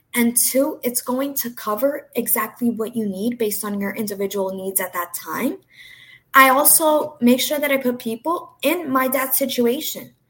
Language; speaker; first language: English; early bilingual, other home language; Portuguese